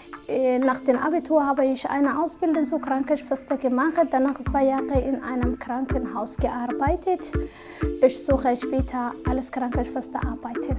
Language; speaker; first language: German; non-native, learner; Somali